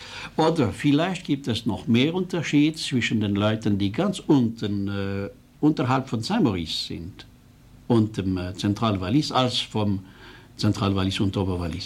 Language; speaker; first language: German; non-native, local second language; French